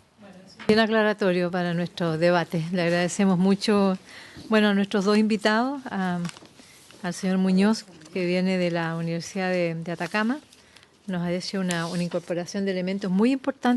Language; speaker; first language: Spanish; native; Spanish